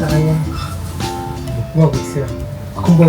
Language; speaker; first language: Korean; non-native, fluent; Italian